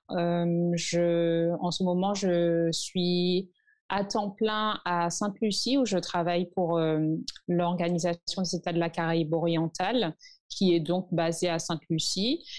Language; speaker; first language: French; native; French